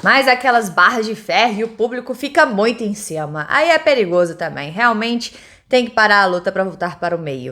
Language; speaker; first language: Portuguese; native; Portuguese